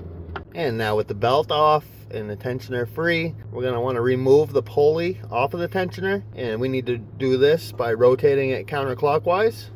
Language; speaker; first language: English; native; English